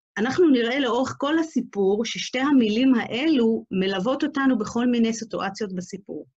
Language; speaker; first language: Hebrew; non-native, local second language; Arabic